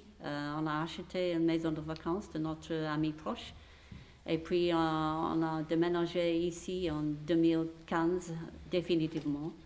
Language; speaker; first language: French; non-native, fluent; English